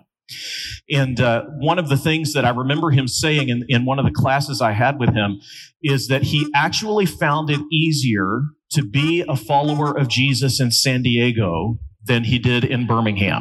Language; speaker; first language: English; native; English